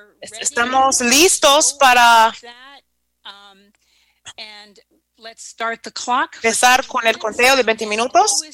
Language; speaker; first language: Spanish; non-native, fluent; English